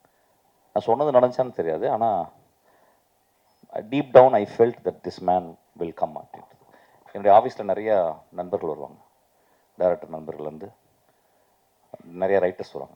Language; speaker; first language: Tamil; native; Tamil